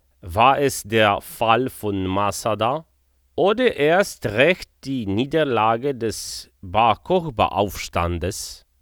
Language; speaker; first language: German; non-native, fluent; Polish